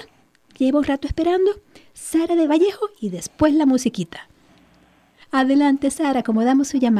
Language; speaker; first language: Spanish; native; Spanish